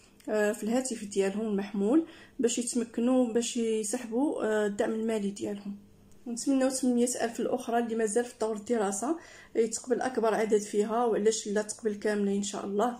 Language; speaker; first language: Arabic; native; Arabic